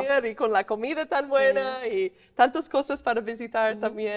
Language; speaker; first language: Spanish; non-native, fluent; English